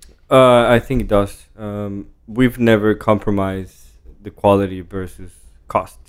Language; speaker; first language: English; non-native, fluent; Spanish